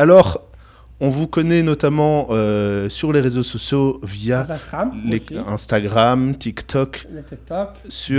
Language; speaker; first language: French; native; French